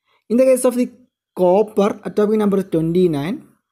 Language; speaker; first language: English; non-native, local second language; Malayalam